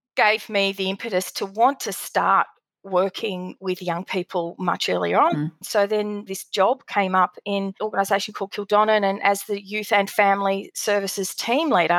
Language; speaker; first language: English; early bilingual, other home language; Greek